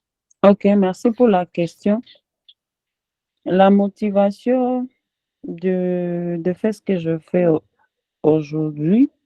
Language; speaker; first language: French; non-native, local second language; Swahili